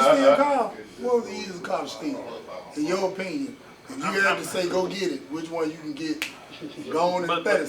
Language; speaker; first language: English; native; English